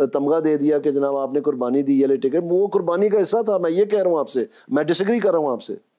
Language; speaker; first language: Urdu; non-native, local second language; Punjabi